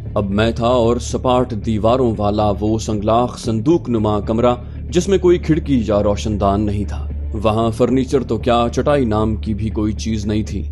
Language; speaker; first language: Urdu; native; Urdu